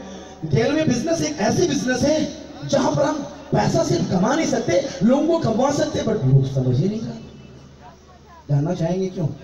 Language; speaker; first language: Hindi; native; Hindi